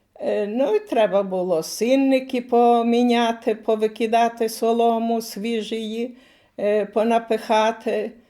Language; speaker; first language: Ukrainian; native; Ukrainian